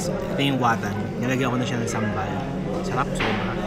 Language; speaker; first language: Filipino; native; Filipino